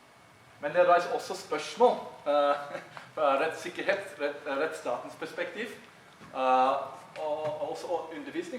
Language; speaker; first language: Norwegian; non-native, fluent; English